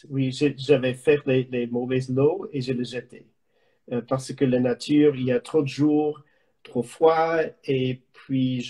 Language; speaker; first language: French; non-native, learner; English